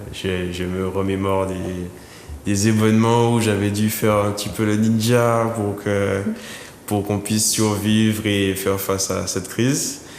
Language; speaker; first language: French; native; French